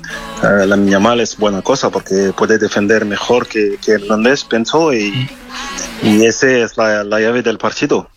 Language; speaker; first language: Spanish; non-native, fluent; French